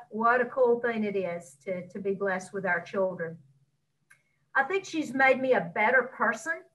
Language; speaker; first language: English; native; English